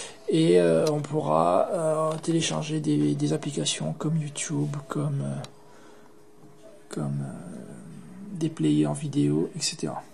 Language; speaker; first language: French; native; French